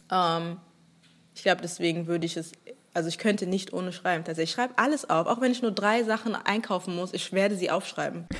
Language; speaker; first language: German; early bilingual, other home language; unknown